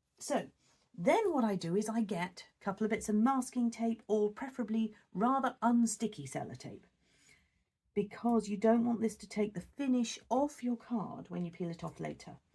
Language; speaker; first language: English; native; English